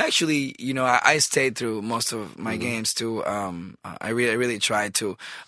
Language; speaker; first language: English; non-native, fluent; Spanish